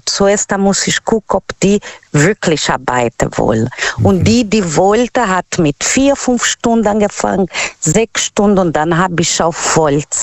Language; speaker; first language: German; non-native, learner; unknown